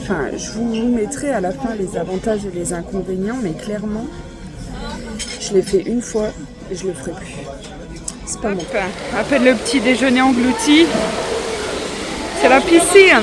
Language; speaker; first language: French; native; French